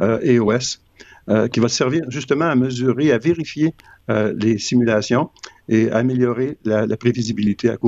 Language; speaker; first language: French; native; French